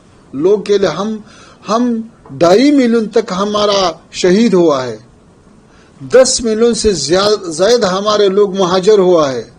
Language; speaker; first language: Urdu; non-native, fluent; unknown